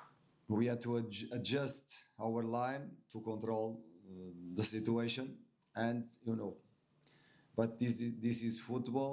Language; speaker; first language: English; non-native, fluent; Portuguese